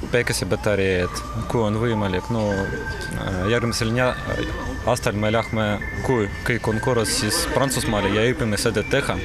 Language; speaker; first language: Estonian; non-native, local second language; Russian